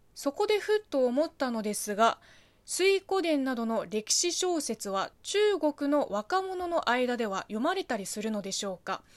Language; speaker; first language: Japanese; non-native, fluent; Chinese